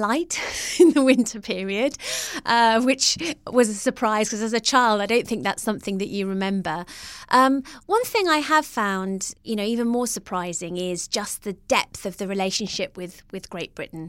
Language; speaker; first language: English; native; English